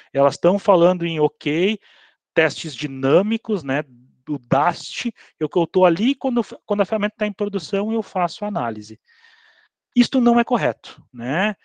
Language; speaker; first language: Portuguese; native; Portuguese